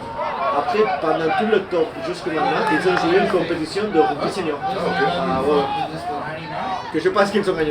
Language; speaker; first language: French; non-native, fluent; English